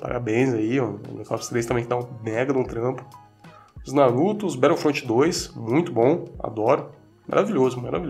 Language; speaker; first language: Portuguese; native; Portuguese